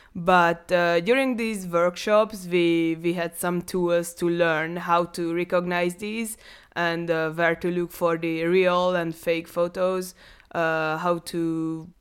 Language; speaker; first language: English; non-native, fluent; Hungarian